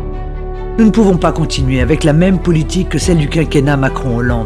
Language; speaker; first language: French; native; French